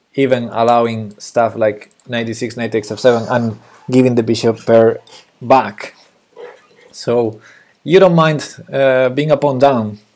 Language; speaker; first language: English; non-native, fluent; Spanish